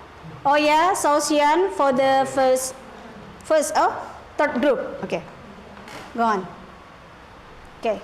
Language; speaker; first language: English; non-native, learner; Indonesian